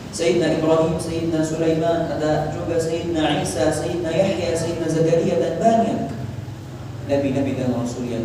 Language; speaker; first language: Indonesian; non-native, fluent; Arabic